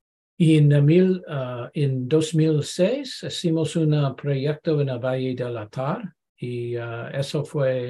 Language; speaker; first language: Spanish; non-native, learner; English